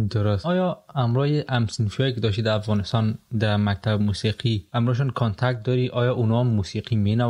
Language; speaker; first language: Persian; native; Persian